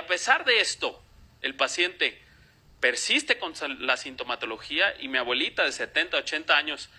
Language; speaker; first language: Spanish; native; Spanish